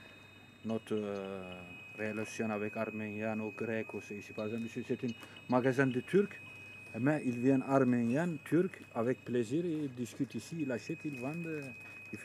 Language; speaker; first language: French; non-native, learner; Turkish